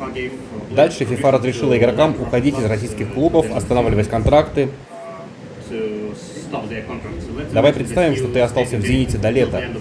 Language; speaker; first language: Russian; native; Russian